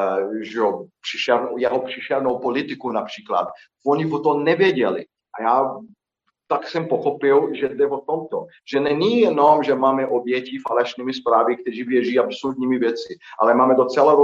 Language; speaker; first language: Czech; non-native, fluent; Portuguese